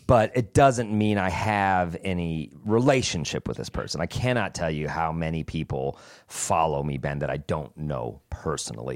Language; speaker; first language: English; native; English